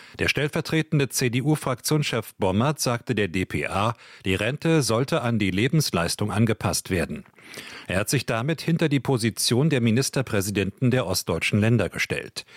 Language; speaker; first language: German; native; German